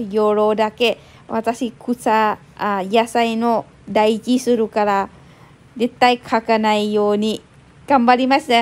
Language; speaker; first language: Japanese; non-native, learner; Thai